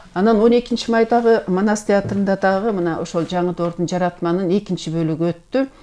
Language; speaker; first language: Kyrgyz; native; Kyrgyz